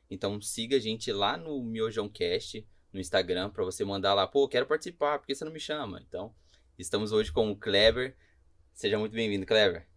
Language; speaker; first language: Portuguese; native; Portuguese